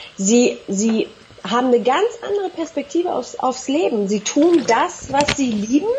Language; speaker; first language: German; native; German